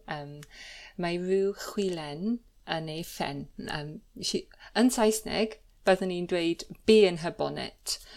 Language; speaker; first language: Welsh; non-native, fluent; English